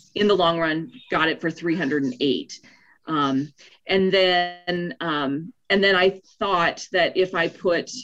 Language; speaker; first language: English; native; English